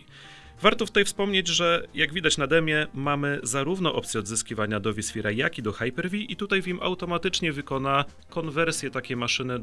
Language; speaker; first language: Polish; native; Polish